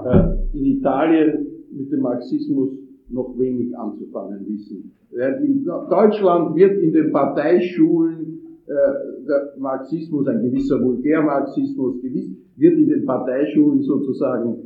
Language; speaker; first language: German; non-native, fluent; Italian